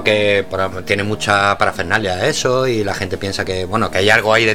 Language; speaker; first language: Spanish; native; Spanish